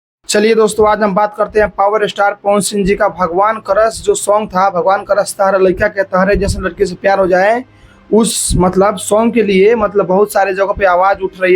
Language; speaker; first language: Hindi; native; Hindi